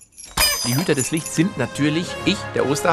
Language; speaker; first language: German; native; German